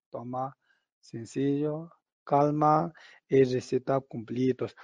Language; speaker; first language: Spanish; non-native, learner; Tibetan